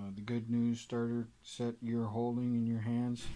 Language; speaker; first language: English; native; English